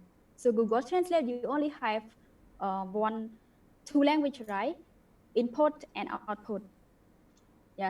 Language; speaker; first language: English; non-native, learner; Khmer